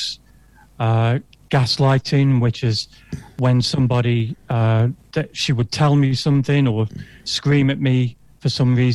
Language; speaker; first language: English; native; English